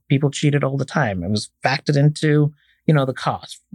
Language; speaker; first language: English; non-native, fluent; Arabic